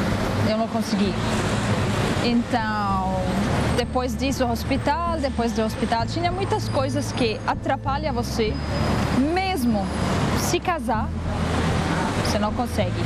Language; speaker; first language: Portuguese; non-native, fluent; Arabic